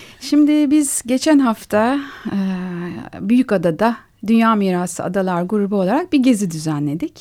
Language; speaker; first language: Turkish; native; Turkish